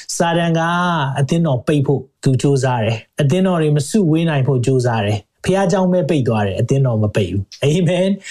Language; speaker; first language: Burmese; non-native, local second language; Hakha Chin